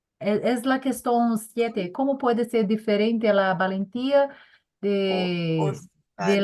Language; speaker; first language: Spanish; non-native, learner; Portuguese